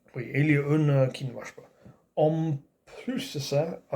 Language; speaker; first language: French; non-native, learner; English